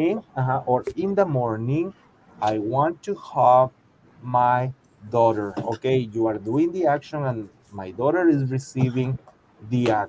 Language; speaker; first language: English; non-native, fluent; Spanish